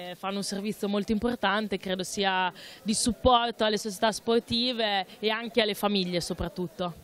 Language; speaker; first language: Italian; native; Italian